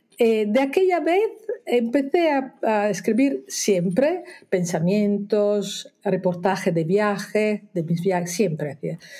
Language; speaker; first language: Spanish; non-native, fluent; Italian